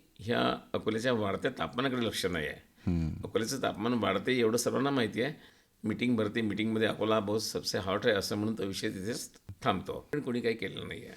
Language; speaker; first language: Marathi; native; Marathi